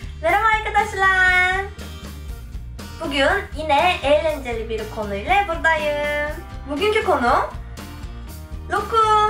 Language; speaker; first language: Turkish; non-native, fluent; Korean